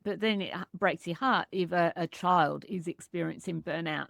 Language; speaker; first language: English; native; English